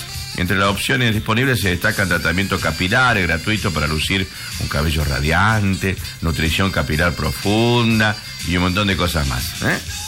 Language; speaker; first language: Spanish; native; Spanish